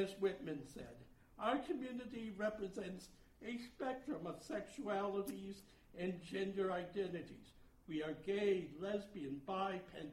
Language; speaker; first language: English; native; English